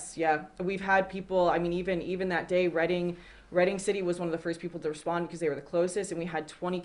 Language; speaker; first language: English; native; English